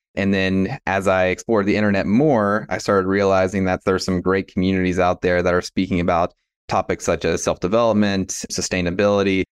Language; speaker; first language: English; native; English